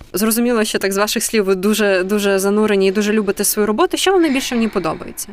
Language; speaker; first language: Ukrainian; native; Ukrainian